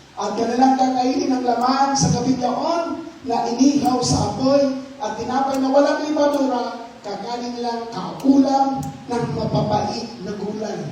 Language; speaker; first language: Filipino; non-native, local second language; Hiligaynon